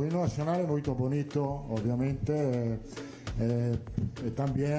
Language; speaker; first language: Portuguese; non-native, learner; Italian